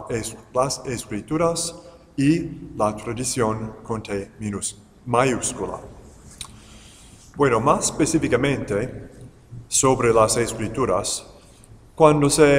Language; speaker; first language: Spanish; non-native, fluent; English